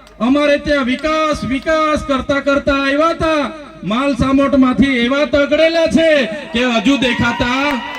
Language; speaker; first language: Gujarati; non-native, local second language; Vasavi